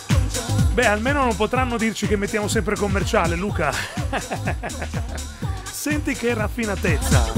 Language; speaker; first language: Italian; native; Italian